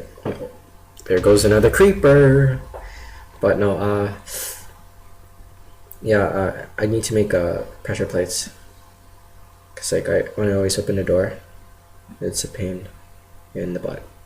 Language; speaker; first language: English; native; English